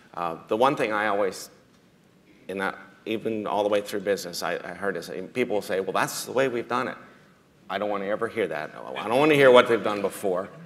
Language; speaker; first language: English; native; English